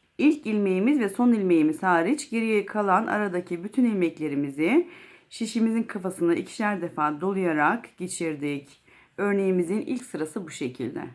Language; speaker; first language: Turkish; native; Turkish